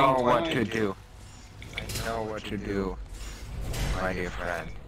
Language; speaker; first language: English; non-native, learner; German